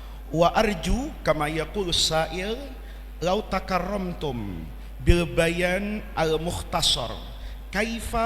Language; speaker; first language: Arabic; non-native, fluent; Indonesian